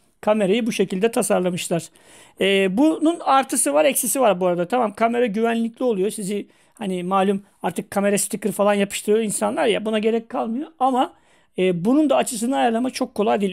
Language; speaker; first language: Turkish; native; Turkish